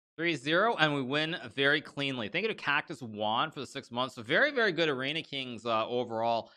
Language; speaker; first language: English; native; English